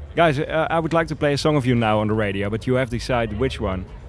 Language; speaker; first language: English; non-native, fluent; Dutch